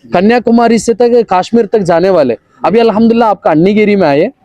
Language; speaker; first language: Hindi; non-native, local second language; Malayalam